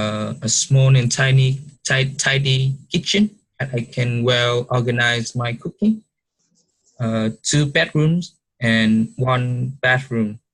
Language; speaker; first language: English; non-native, learner; Vietnamese